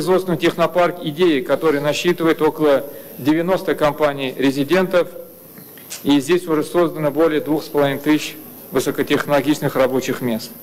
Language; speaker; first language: Russian; native; Russian